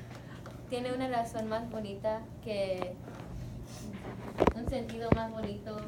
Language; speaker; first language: Spanish; early bilingual, heritage; Spanish